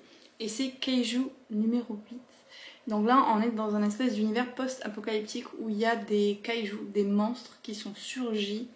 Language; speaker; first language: French; native; French